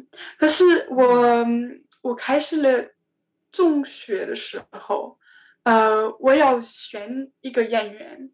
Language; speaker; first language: Chinese; non-native, learner; French